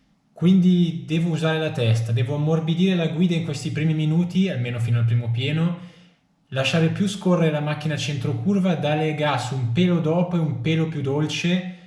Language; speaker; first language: Italian; native; Italian